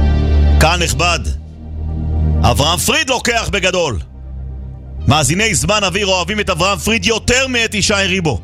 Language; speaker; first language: Hebrew; native; Hebrew